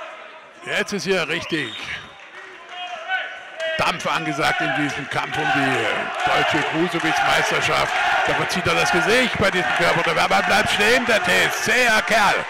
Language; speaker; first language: German; native; German